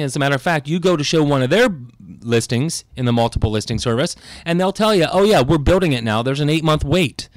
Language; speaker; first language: English; native; English